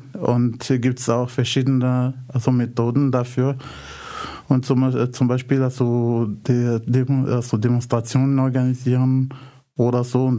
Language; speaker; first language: German; non-native, fluent; Arabic